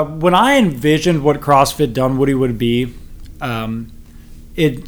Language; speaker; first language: English; native; English